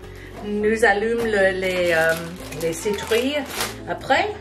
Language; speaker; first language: French; non-native, learner; English